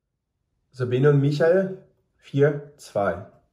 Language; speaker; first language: German; non-native, fluent; English